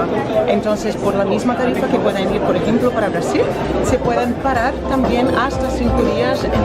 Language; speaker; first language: Spanish; non-native, fluent; Portuguese